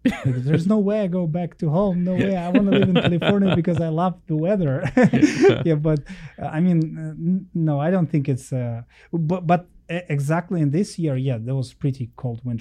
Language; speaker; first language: English; non-native, learner; Russian